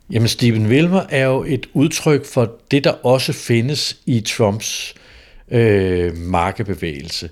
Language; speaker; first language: Danish; native; Danish